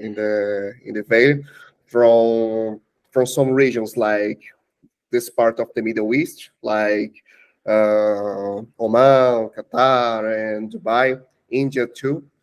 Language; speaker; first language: English; non-native, learner; Portuguese